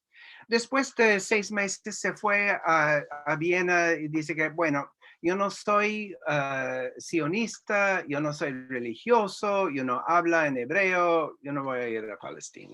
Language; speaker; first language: Spanish; non-native, fluent; English